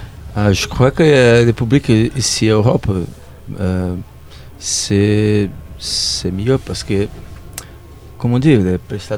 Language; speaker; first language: French; non-native, learner; Portuguese